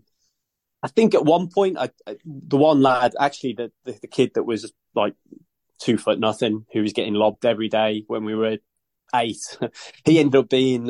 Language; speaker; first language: English; native; English